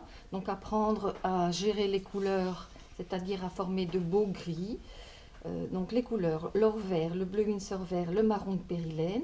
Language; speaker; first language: French; native; French